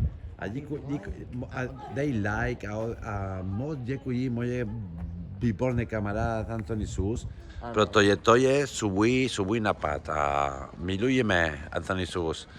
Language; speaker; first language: Czech; non-native, learner; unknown